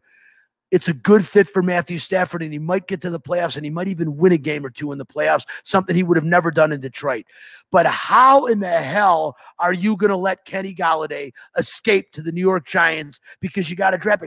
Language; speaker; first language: English; native; English